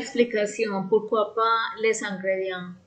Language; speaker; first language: French; non-native, learner; Spanish